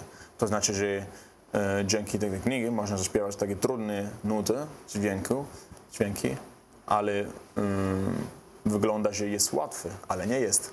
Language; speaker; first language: Polish; non-native, learner; Italian